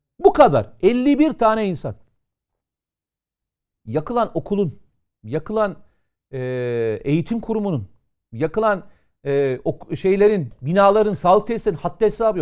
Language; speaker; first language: Turkish; native; Turkish